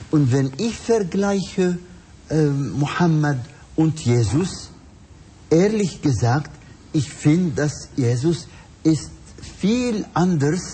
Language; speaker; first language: German; non-native, fluent; Arabic